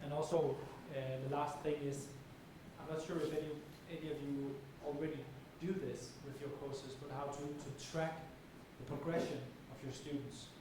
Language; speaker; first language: English; non-native, fluent; Danish